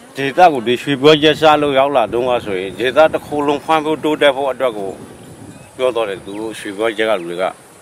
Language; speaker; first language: Burmese; native; Burmese